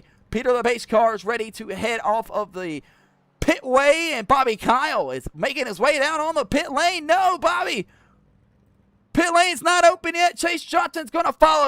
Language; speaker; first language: English; native; English